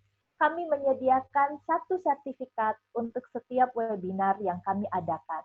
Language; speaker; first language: Indonesian; native; Indonesian